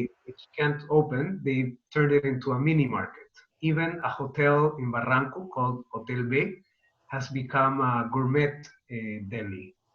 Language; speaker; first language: English; non-native, fluent; Spanish